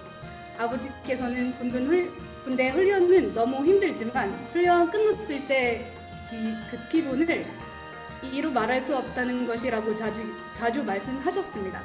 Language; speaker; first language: Korean; non-native, fluent; Arabic